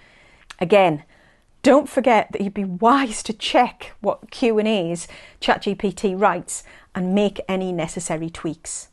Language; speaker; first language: English; native; English